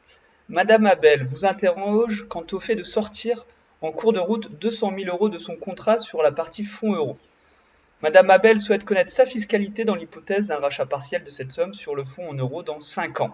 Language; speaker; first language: French; native; French